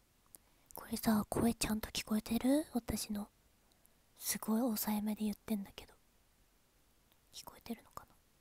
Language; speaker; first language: Japanese; native; Japanese